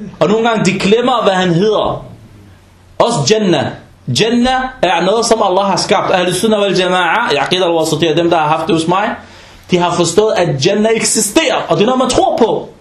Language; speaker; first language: Danish; non-native, fluent; Arabic